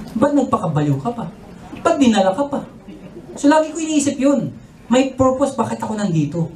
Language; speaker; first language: Filipino; non-native, local second language; Pangasinan